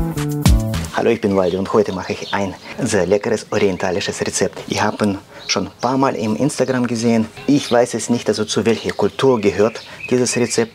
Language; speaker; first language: German; non-native, learner; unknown